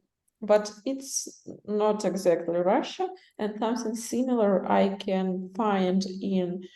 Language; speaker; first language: English; non-native, learner; Russian